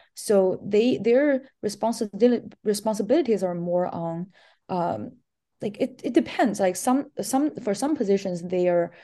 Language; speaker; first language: English; non-native, fluent; Chinese